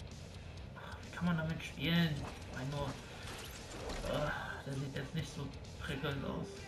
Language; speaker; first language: German; native; German